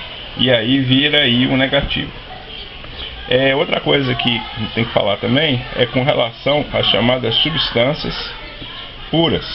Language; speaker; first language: Portuguese; native; Portuguese